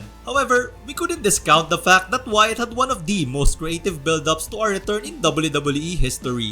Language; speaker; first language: English; native; English